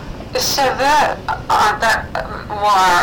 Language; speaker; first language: French; non-native, learner; Finnish